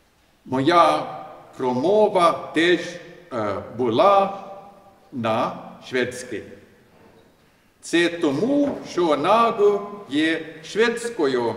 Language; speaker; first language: Ukrainian; non-native, learner; Swedish